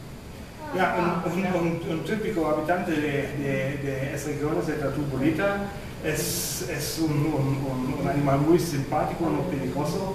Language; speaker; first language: Spanish; non-native, fluent; German